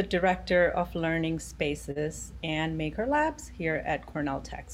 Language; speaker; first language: English; non-native, local second language; Gujarati